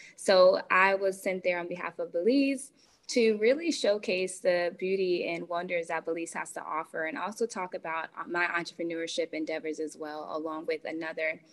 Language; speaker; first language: English; native; English